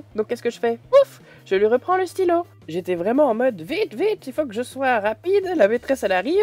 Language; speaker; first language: French; native; French